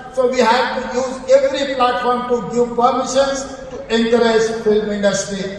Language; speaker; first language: English; non-native, local second language; Telugu